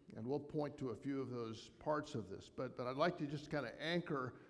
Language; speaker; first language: English; native; English